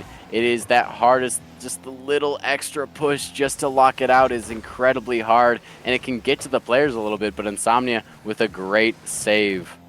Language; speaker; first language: English; native; English